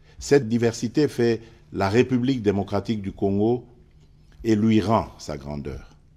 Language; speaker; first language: French; non-native, local second language; Luba-Lulua